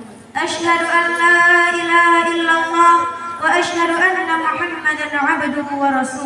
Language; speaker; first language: Arabic; non-native, learner; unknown